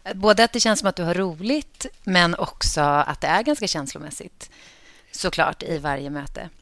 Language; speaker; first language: Swedish; native; Swedish